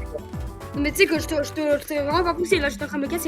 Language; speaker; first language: French; native; French